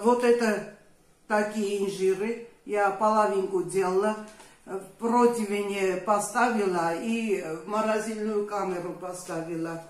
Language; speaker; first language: Russian; non-native, fluent; Armenian